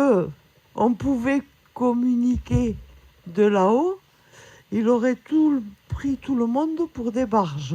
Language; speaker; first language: French; native; French